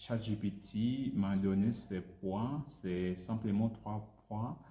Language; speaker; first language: French; non-native, learner; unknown